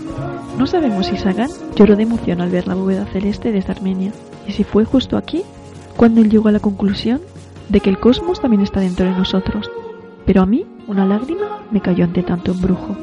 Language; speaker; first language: Spanish; native; Spanish